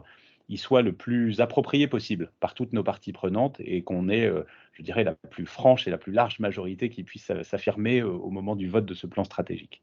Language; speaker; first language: French; native; French